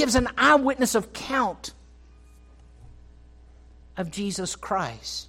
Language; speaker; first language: English; native; English